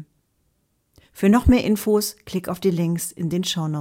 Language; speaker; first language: German; native; German